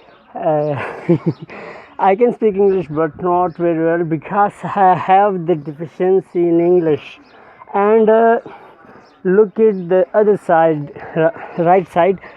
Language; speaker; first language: English; non-native, learner; Pashto